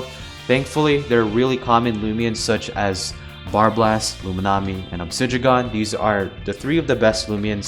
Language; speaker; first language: English; native; English